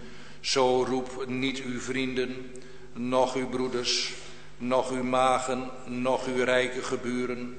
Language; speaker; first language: Dutch; native; Dutch